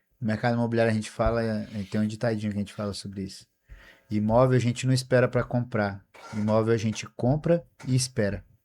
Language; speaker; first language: Portuguese; native; Portuguese